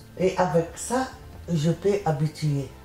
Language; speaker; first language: French; non-native, learner; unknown